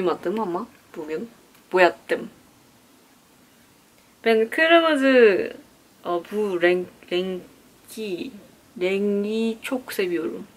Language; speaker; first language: Turkish; non-native, learner; Korean